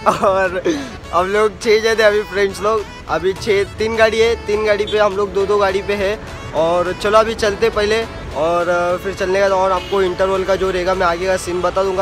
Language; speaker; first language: Hindi; non-native, local second language; Marathi